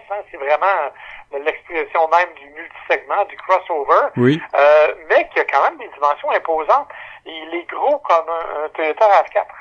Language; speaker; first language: French; native; French